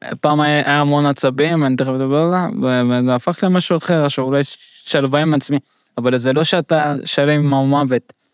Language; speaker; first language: Hebrew; early bilingual, other home language; Russian